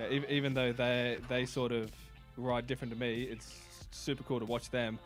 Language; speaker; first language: English; native; English